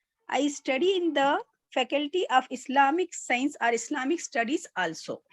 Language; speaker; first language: English; non-native, learner; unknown